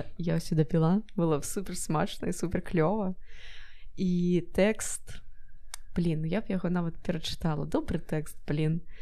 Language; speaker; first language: Belarusian; non-native, local second language; Russian